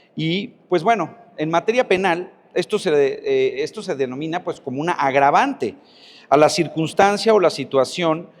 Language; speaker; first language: Spanish; native; Spanish